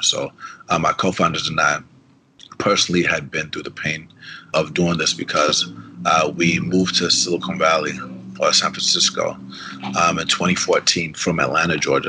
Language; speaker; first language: English; early bilingual, other home language; Spanish